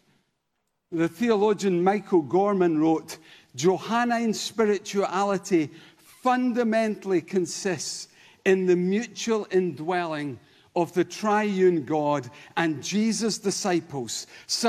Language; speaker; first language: English; native; English